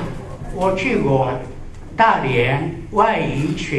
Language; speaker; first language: Chinese; non-native, learner; Japanese